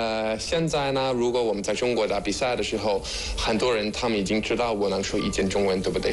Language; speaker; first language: Chinese; non-native, fluent; Danish